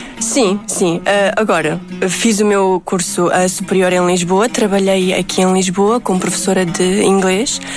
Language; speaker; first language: Portuguese; early bilingual, other home language; Uzbek